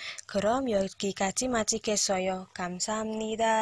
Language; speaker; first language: Korean; non-native, learner; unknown